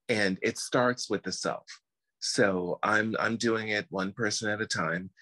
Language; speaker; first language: English; native; English